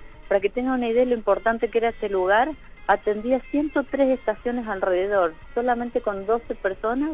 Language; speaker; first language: Spanish; native; Spanish